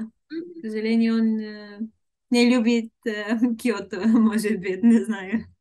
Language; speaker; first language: Russian; non-native, learner; Bulgarian